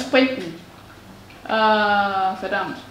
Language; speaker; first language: German; non-native, fluent; Cantonese